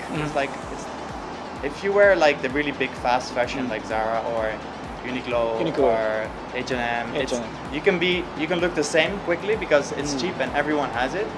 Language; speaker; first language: English; non-native, fluent; Dutch